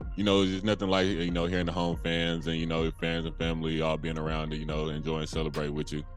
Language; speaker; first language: English; native; English